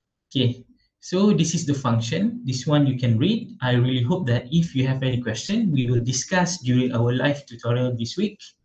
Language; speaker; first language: English; non-native, local second language; Malay